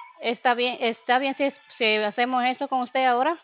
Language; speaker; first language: Spanish; early bilingual, other home language; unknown